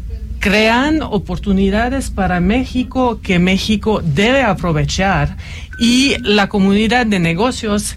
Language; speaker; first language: Spanish; non-native, fluent; French